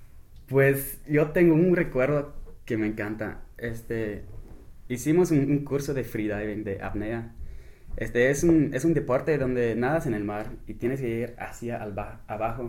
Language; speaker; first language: Spanish; non-native, fluent; English